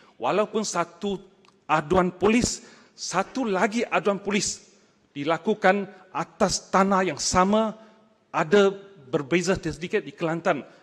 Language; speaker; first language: Malay; non-native, local second language; Chinese